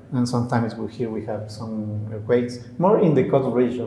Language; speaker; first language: English; non-native, learner; Spanish